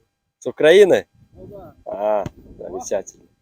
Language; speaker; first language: Russian; non-native, local second language; Kyrgyz